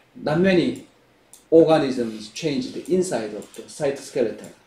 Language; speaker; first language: English; non-native, fluent; Korean